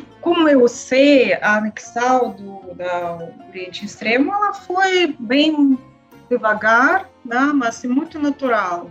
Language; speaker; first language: Portuguese; non-native, learner; Russian